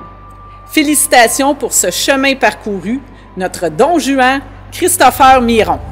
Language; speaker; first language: French; native; French